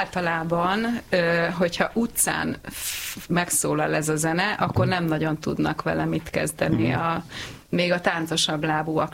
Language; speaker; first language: Hungarian; native; Hungarian